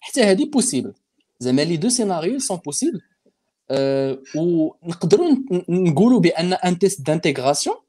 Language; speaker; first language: French; non-native, local second language; Arabic